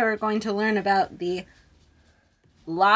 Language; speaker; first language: English; native; English